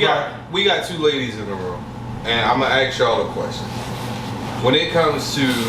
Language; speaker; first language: English; native; English